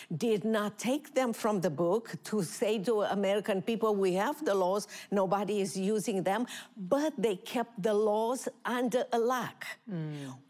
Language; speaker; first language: English; non-native, fluent; Romanian